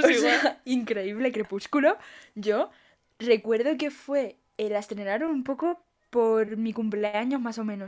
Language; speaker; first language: Spanish; native; Spanish